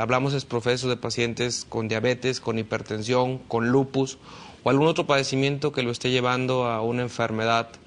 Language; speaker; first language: Spanish; native; Spanish